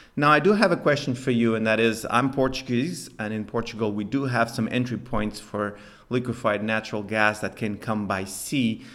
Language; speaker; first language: English; non-native, fluent; Spanish